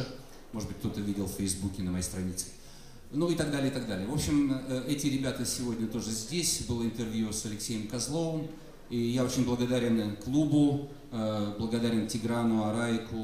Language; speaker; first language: Russian; native; Russian